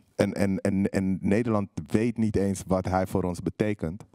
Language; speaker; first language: Dutch; native; Dutch